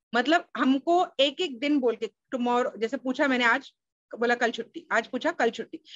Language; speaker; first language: Hindi; native; Hindi